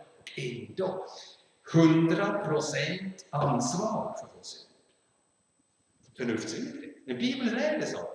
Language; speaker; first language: Swedish; non-native, fluent; German